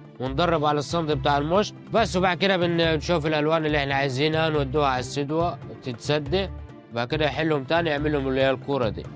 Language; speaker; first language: Egyptian Arabic; native; Egyptian Arabic